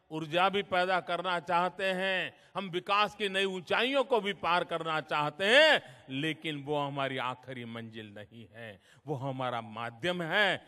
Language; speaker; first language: Hindi; non-native, local second language; Gujarati